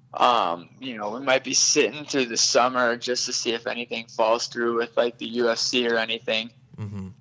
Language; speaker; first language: English; native; English